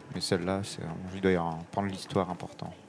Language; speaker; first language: French; native; French